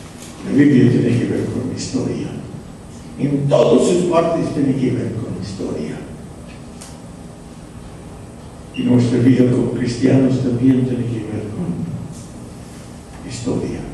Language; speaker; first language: Spanish; non-native, fluent; English